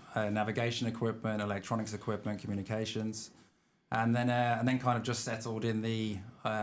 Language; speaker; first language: English; native; English